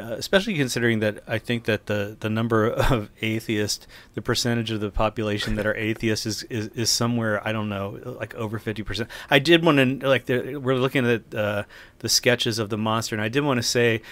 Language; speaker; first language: English; native; English